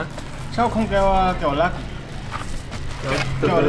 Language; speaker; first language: Vietnamese; non-native, learner; Portuguese